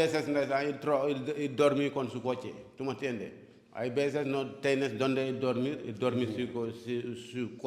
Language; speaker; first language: Spanish; non-native, learner; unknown